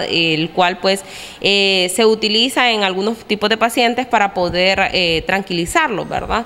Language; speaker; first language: Spanish; native; Spanish